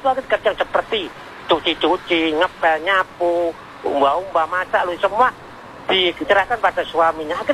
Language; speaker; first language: Indonesian; non-native, local second language; Javanese